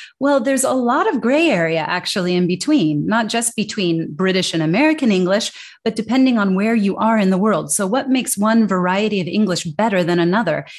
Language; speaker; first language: English; native; English